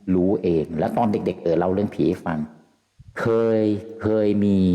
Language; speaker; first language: Thai; native; Thai